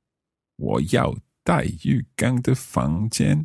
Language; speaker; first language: Chinese; non-native, learner; English